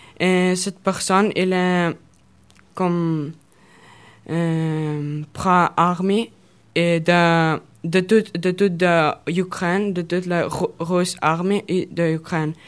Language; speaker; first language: French; non-native, learner; Russian